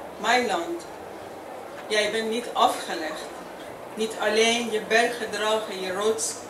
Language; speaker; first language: Dutch; non-native, fluent; Persian